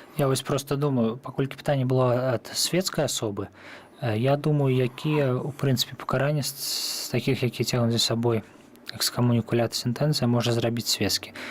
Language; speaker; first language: Belarusian; native; Belarusian